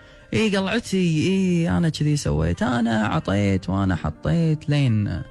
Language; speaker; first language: Arabic; native; Arabic